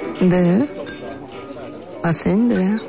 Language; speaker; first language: Swedish; native; Swedish